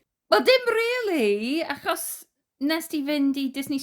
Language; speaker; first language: Welsh; non-native, fluent; English